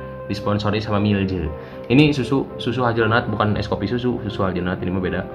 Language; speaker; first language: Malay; non-native, local second language; Sundanese